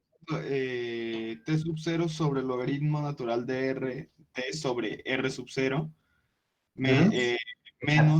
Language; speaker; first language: Spanish; native; Spanish